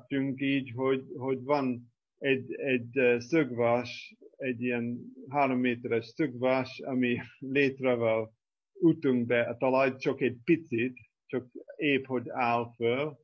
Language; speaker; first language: Hungarian; non-native, fluent; English